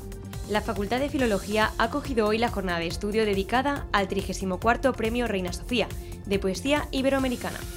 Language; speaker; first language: Spanish; native; Spanish